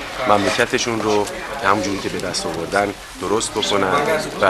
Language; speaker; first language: Persian; native; Persian